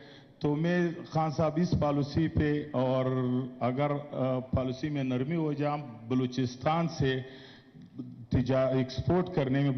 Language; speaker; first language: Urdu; non-native, local second language; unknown